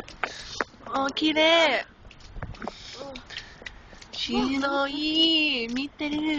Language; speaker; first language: Japanese; non-native, learner; English